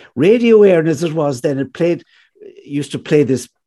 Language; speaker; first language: English; native; English